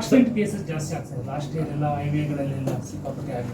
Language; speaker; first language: Kannada; native; Kannada